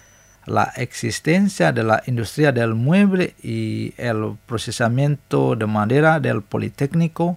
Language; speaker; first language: Spanish; non-native, fluent; Indonesian